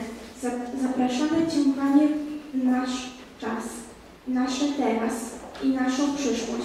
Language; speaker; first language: Polish; native; Polish